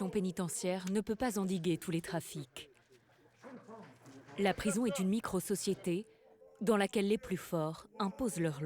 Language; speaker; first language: French; native; French